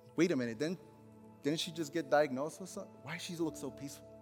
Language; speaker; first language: English; early bilingual, other home language; Spanish